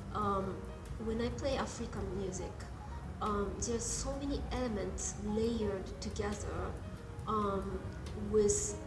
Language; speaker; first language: English; non-native, fluent; Japanese